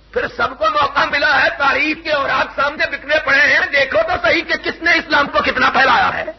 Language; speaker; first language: Urdu; non-native, local second language; Punjabi